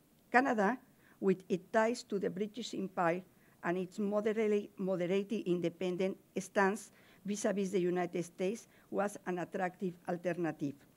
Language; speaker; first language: English; non-native, fluent; Spanish